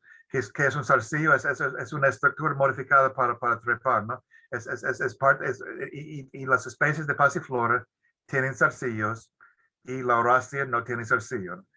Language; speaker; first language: Spanish; non-native, fluent; English